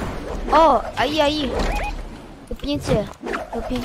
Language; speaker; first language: Spanish; non-native, learner; English